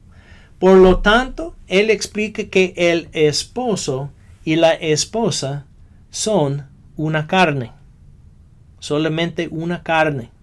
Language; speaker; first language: Spanish; non-native, fluent; English